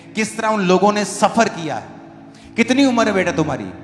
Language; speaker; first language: Hindi; non-native, local second language; Punjabi